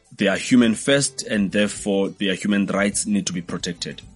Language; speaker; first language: English; non-native, local second language; Xhosa